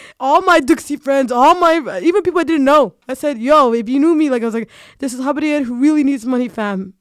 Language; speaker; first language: English; early bilingual, other home language; Somali